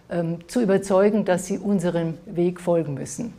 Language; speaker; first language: German; native; German